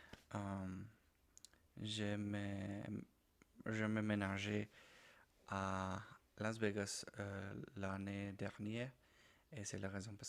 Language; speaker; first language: French; non-native, learner; Spanish